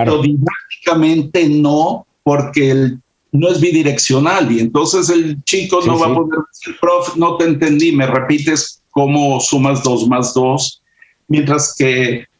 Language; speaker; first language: Spanish; native; Spanish